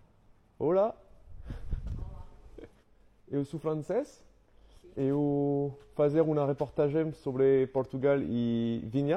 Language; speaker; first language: Portuguese; non-native, learner; French